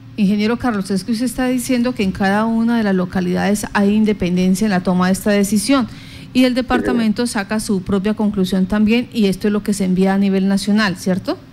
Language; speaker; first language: Spanish; native; Spanish